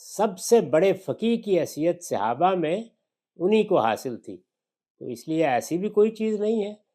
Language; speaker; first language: Urdu; non-native, local second language; Punjabi